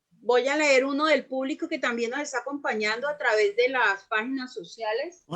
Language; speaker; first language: Spanish; native; Spanish